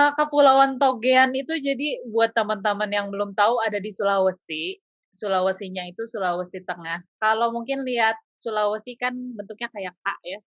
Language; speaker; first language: Indonesian; native; Indonesian